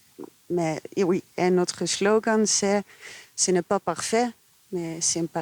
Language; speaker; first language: French; non-native, fluent; Dutch